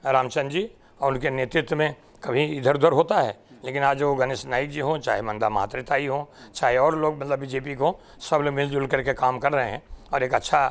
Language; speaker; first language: Hindi; non-native, local second language; Marathi